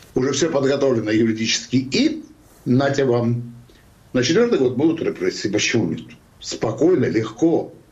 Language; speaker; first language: Russian; non-native, local second language; Georgian